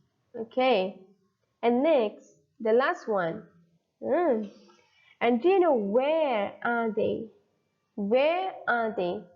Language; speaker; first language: English; non-native, fluent; Thai